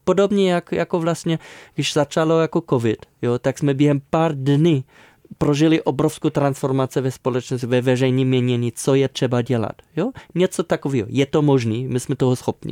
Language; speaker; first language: Czech; non-native, fluent; German